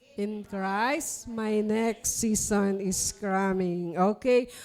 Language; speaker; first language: English; non-native, local second language; Filipino